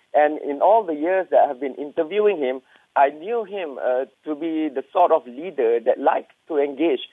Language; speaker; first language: English; non-native, local second language; Malay